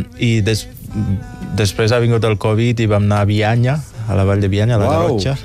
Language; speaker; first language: Catalan; non-native, fluent; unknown